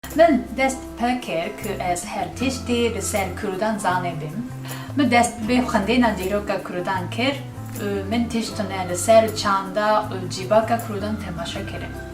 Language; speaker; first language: Kurdish; non-native, learner; Japanese